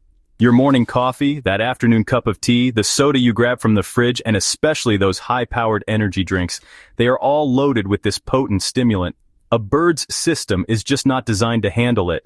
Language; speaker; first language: English; native; English